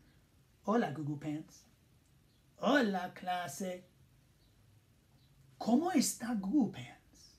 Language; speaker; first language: Spanish; non-native, fluent; English